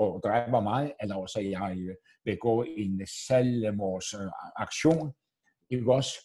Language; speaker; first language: Danish; non-native, fluent; Turkish